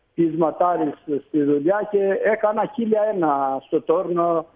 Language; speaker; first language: Greek; non-native, fluent; Albanian